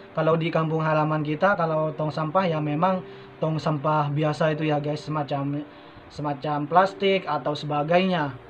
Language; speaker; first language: Indonesian; non-native, local second language; Madurese